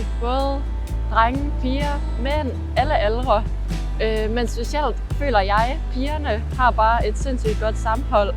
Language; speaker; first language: Danish; native; Danish